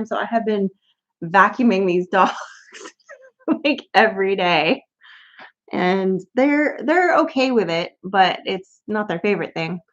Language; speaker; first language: English; native; English